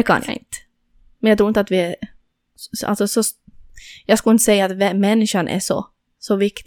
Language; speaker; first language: Swedish; native; Swedish